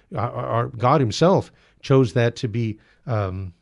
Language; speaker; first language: English; native; English